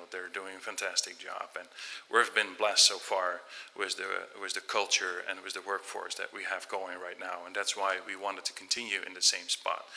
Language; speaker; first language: English; non-native, fluent; Dutch